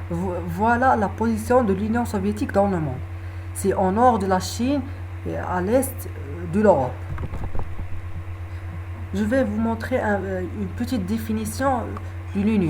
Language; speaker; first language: French; non-native, learner; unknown